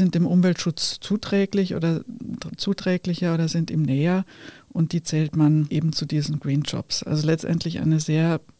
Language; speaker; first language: German; native; German